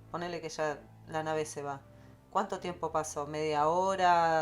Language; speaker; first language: Spanish; native; Spanish